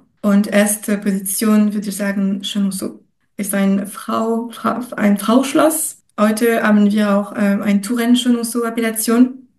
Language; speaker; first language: German; non-native, fluent; French